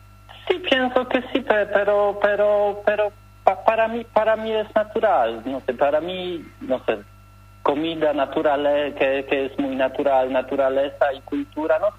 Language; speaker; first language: Spanish; non-native, learner; Polish